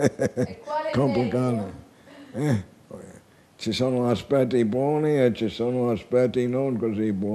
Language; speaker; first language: Italian; non-native, learner; English